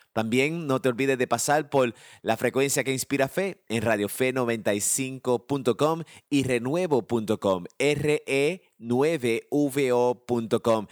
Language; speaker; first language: Spanish; early bilingual, heritage; Spanish